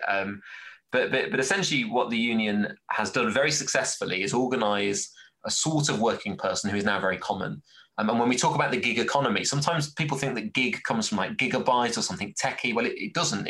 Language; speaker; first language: English; native; English